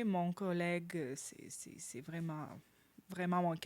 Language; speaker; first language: French; non-native, learner; Ukrainian